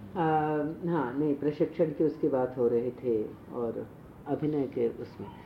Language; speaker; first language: Hindi; native; Hindi